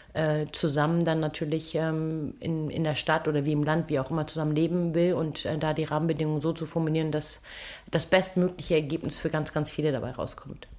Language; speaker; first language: German; early bilingual, other home language; Turkish